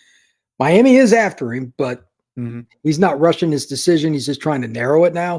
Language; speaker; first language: English; native; English